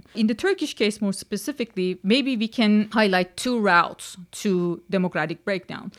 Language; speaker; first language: English; non-native, fluent; Turkish